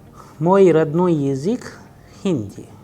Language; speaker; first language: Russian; non-native, fluent; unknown